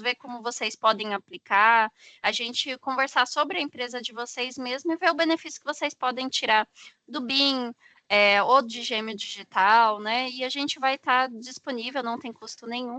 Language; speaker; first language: Portuguese; native; Portuguese